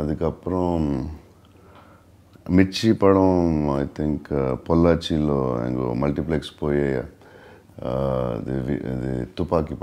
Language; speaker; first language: Tamil; non-native, learner; Telugu